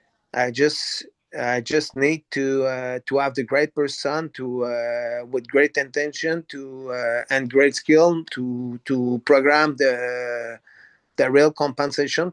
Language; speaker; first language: English; non-native, learner; French